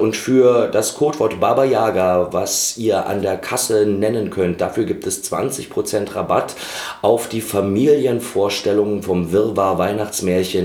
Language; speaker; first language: German; native; German